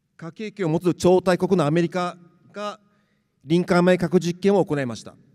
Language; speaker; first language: Japanese; native; Japanese